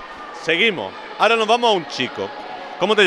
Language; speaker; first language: Spanish; native; Spanish